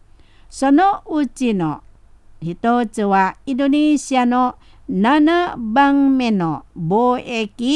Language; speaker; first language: Japanese; non-native, fluent; Indonesian